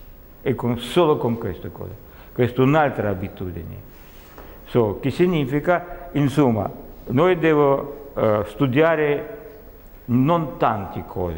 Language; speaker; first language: Italian; non-native, learner; Russian